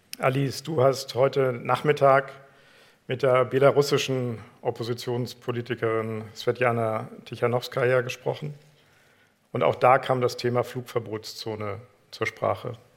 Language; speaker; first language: German; native; German